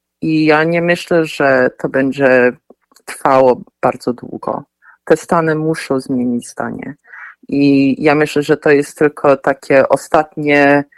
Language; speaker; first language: Polish; early bilingual, heritage; Polish